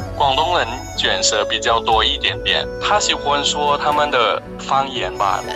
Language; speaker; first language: Chinese; non-native, fluent; Thai